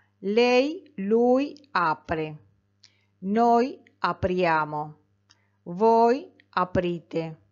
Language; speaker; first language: Italian; non-native, fluent; Spanish